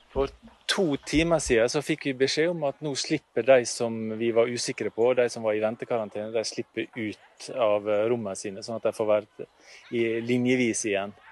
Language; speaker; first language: Norwegian; native; Norwegian